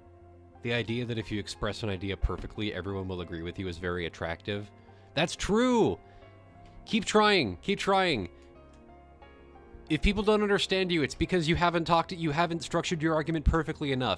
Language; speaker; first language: English; native; English